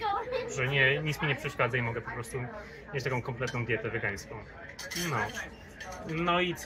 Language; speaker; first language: Polish; early bilingual, heritage; English